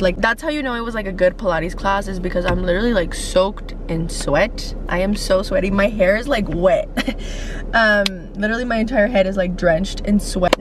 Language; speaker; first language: English; early bilingual, other home language; Spanish